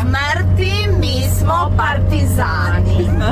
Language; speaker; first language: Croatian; early bilingual, heritage; Croatian